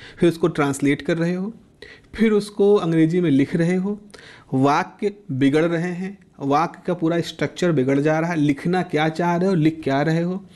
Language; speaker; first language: Hindi; native; Hindi